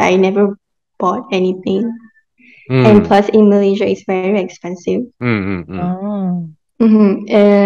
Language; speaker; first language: English; non-native, local second language; Malay